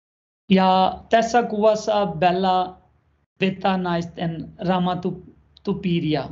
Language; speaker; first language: Finnish; non-native, learner; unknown